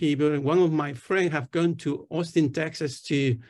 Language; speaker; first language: English; non-native, fluent; Spanish